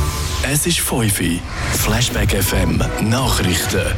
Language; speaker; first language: German; native; German